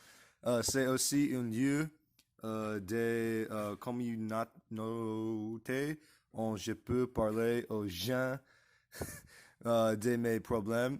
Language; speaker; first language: French; non-native, learner; English